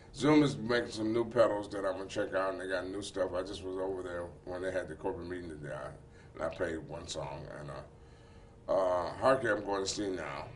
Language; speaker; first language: English; native; English